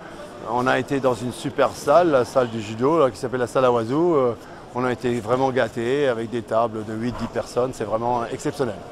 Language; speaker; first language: French; native; French